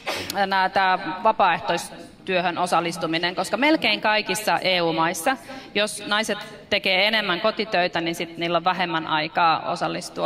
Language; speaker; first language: Finnish; native; Finnish